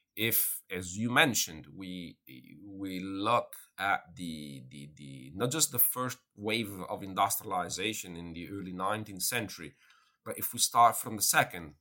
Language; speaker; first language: English; non-native, fluent; Italian